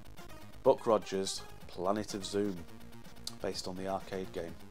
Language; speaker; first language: English; native; English